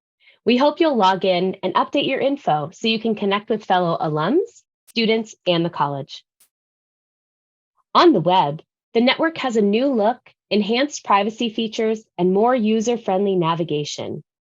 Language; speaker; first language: English; native; English